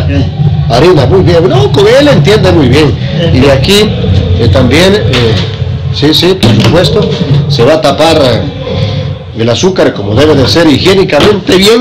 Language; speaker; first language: Spanish; native; Spanish